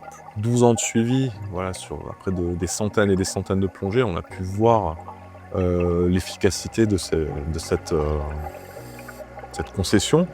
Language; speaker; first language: French; native; French